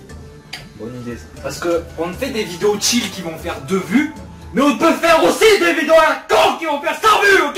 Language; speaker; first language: French; native; French